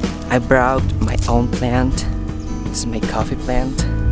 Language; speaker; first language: English; non-native, fluent; Spanish